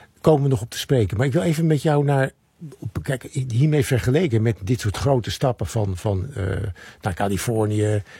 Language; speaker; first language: Dutch; native; Dutch